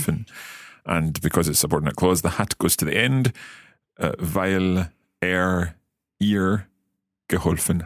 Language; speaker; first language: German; non-native, fluent; English